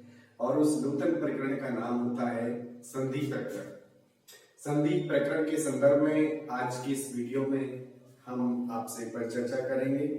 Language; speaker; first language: Hindi; native; Hindi